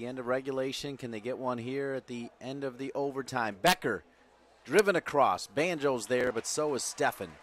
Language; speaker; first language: English; native; English